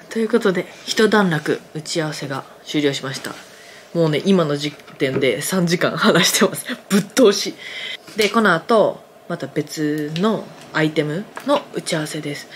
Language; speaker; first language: Japanese; native; Japanese